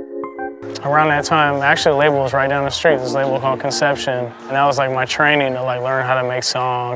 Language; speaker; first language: English; native; English